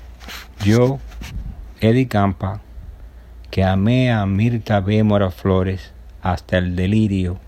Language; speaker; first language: Spanish; native; Spanish